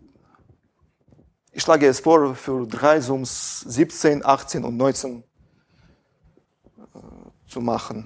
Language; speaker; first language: German; non-native, fluent; Russian